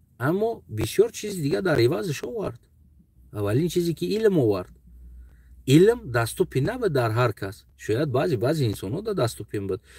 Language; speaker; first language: Tajik; non-native, local second language; Uzbek